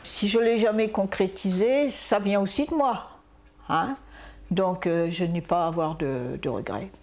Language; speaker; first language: French; native; French